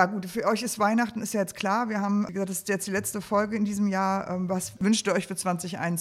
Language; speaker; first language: German; native; German